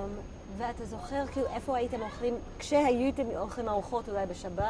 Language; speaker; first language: Hebrew; native; Hebrew